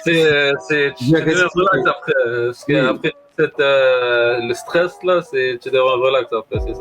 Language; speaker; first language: French; native; French